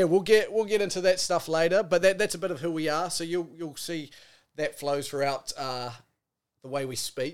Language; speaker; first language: English; native; English